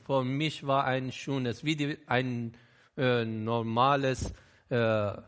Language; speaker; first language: German; non-native, learner; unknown